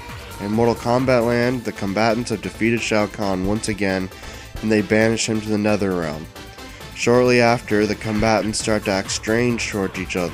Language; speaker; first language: English; native; English